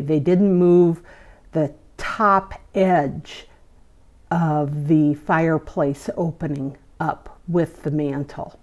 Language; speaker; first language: English; native; English